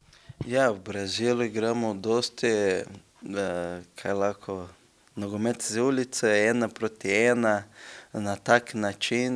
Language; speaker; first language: Slovenian; non-native, learner; Portuguese